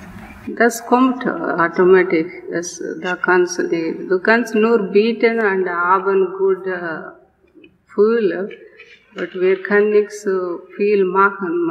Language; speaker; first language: German; non-native, learner; Telugu